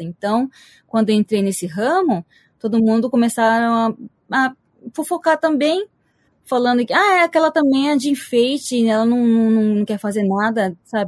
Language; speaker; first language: Portuguese; early bilingual, heritage; Portuguese